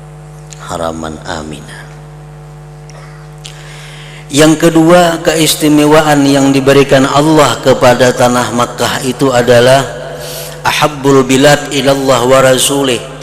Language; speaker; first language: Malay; non-native, local second language; Banjar